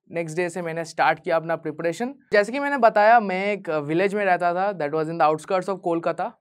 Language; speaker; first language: Hindi; non-native, local second language; Bangla